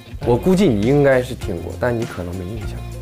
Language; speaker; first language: Chinese; native; Chinese